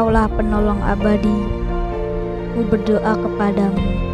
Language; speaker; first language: Indonesian; native; Indonesian